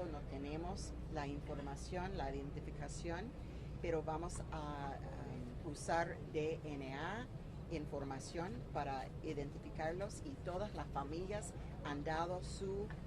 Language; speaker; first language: Spanish; non-native, fluent; English